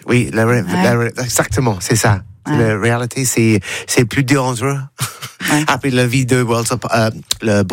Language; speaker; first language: French; non-native, learner; English